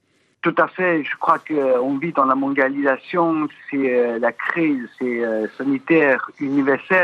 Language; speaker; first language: French; non-native, fluent; Chinese